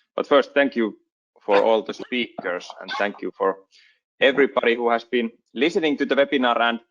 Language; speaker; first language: English; non-native, fluent; Finnish